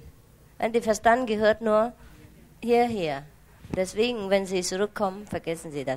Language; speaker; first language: German; non-native, learner; Vietnamese